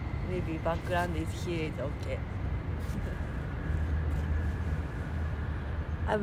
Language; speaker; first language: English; non-native, fluent; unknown